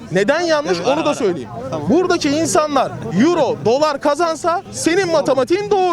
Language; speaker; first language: Turkish; native; Turkish